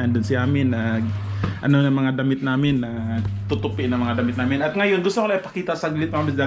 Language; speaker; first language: Filipino; non-native, local second language; Cebuano